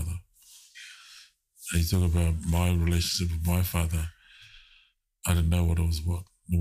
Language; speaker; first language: English; native; English